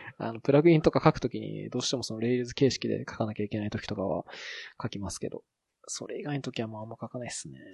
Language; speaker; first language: Japanese; native; Japanese